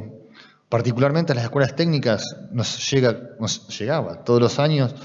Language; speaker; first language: Spanish; native; Spanish